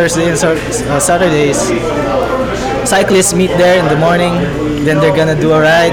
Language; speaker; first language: English; non-native, local second language; Pampanga